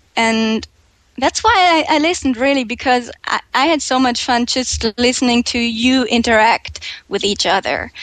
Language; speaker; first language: English; non-native, fluent; German